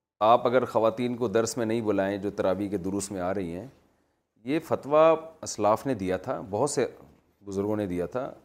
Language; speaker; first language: Urdu; native; Urdu